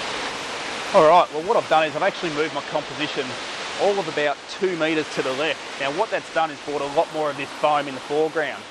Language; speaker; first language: English; native; English